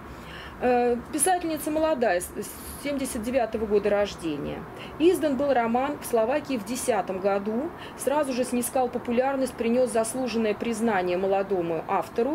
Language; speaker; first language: Russian; native; Russian